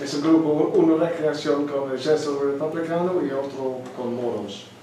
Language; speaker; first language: Spanish; non-native, learner; English